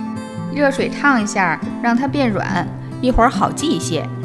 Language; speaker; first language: Chinese; native; Chinese